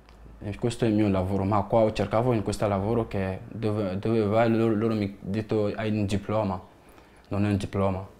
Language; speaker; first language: Italian; non-native, learner; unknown